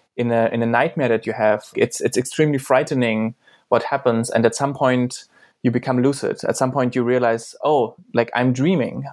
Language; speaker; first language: English; non-native, fluent; German